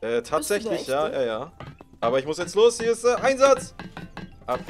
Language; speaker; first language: German; native; German